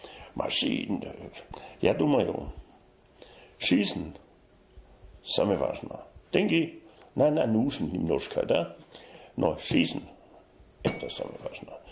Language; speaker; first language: Russian; non-native, learner; German